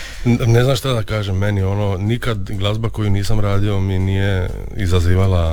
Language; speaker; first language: Serbian; native; Serbian